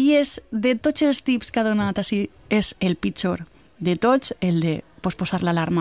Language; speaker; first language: Catalan; native; Catalan